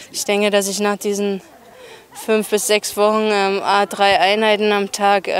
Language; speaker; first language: German; native; German